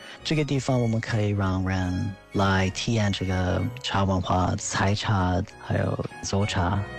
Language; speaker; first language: Chinese; non-native, fluent; English